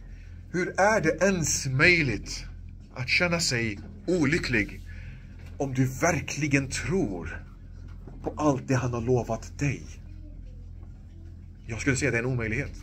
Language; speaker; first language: Swedish; non-native, local second language; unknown